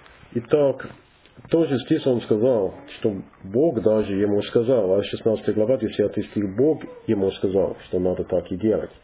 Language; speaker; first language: Russian; non-native, learner; English